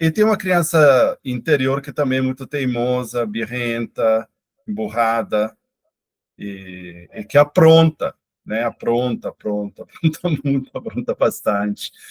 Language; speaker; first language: Portuguese; non-native, fluent; Italian